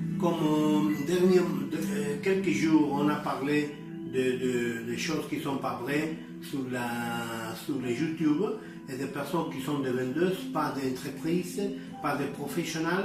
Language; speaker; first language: French; non-native, learner; Spanish